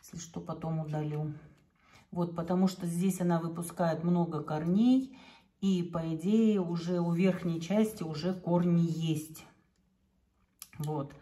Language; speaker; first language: Russian; native; Russian